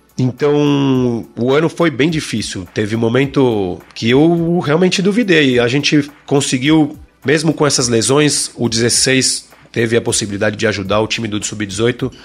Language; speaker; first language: Portuguese; non-native, fluent; Spanish